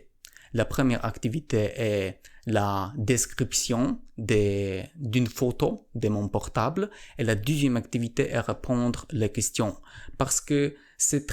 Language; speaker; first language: French; non-native, learner; Polish